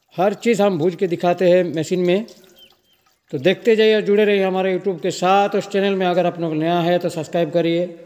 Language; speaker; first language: Hindi; non-native, local second language; Bangla